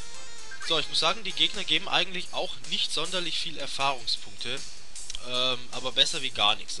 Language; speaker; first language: German; native; German